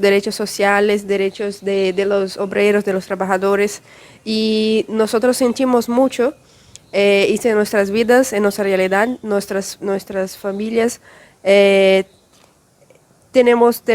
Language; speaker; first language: Spanish; non-native, fluent; Portuguese